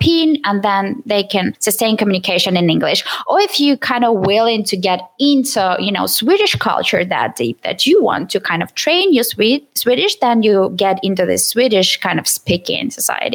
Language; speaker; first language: English; non-native, fluent; Ukrainian